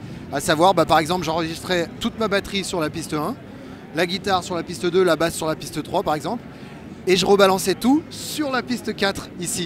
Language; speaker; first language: French; native; French